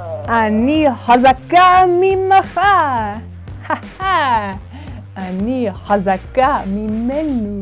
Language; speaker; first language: Hebrew; non-native, fluent; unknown